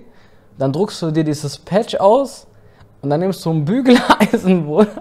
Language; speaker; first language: German; native; German